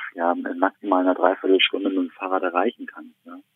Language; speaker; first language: German; native; German